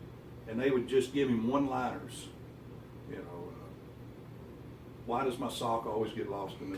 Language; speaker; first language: English; native; English